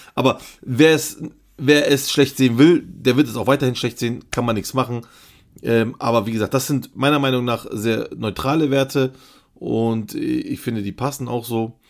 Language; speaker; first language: German; early bilingual, other home language; Turkish